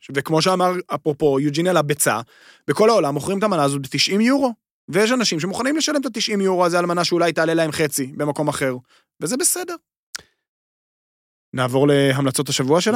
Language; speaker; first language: Hebrew; native; Hebrew